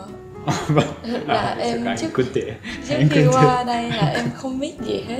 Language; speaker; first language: Vietnamese; non-native, fluent; Japanese